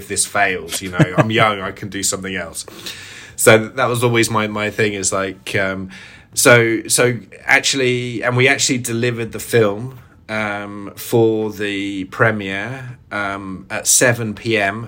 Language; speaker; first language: English; native; English